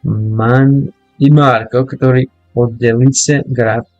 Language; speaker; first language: Russian; non-native, learner; English